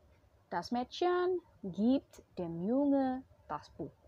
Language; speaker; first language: German; non-native, fluent; Indonesian